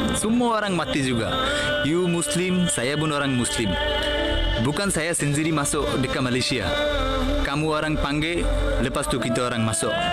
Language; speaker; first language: Malay; non-native, learner; Bangla